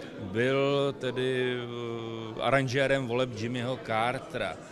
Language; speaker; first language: Czech; native; Czech